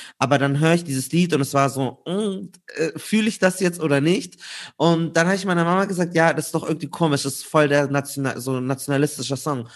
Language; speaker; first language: German; native; German